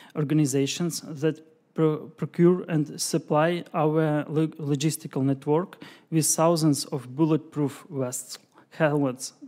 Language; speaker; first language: English; non-native, fluent; Ukrainian